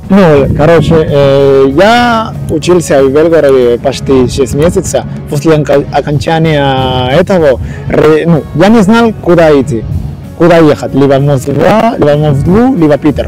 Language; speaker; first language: Russian; non-native, learner; Spanish